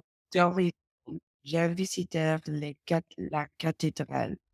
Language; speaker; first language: French; non-native, learner; English